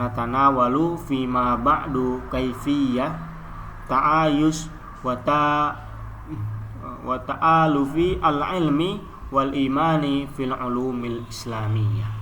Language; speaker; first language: Arabic; non-native, learner; Indonesian